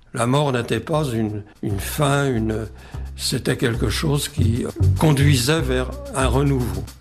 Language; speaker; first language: French; non-native, fluent; Czech